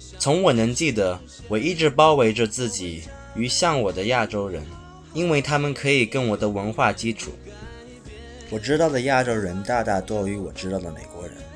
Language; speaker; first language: Chinese; early bilingual, heritage; Chinese